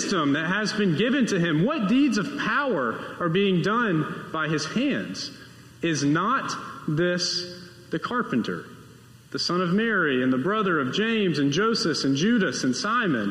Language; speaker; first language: English; native; English